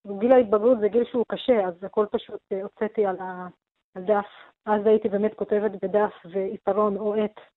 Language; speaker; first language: Hebrew; non-native, local second language; Arabic